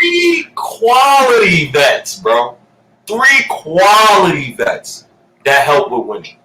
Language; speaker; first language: English; native; English